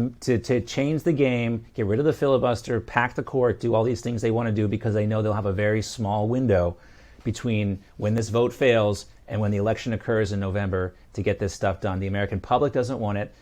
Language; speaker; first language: English; native; English